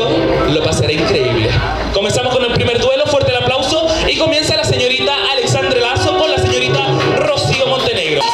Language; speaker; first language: Spanish; native; Spanish